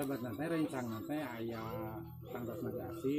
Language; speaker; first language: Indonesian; non-native, local second language; Sundanese